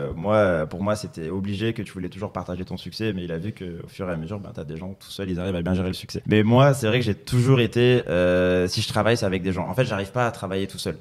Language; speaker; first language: French; native; French